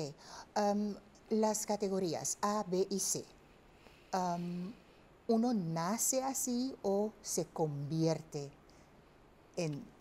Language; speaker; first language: Spanish; non-native, fluent; Papiamento